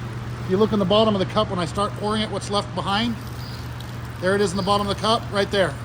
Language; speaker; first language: English; native; English